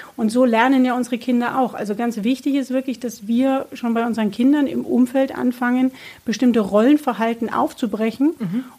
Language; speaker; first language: German; native; German